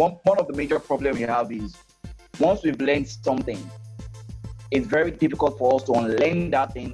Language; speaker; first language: English; non-native, local second language; Yoruba